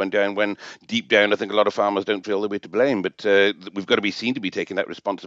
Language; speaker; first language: English; native; English